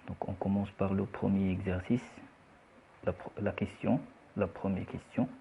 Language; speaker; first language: French; non-native, local second language; Arabic